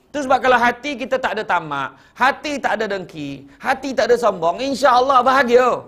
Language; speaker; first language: Malay; native; Malay